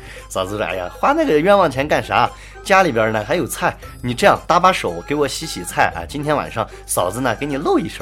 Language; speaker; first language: Chinese; native; Chinese